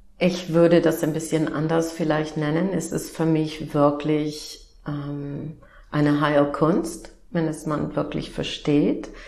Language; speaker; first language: German; non-native, fluent; English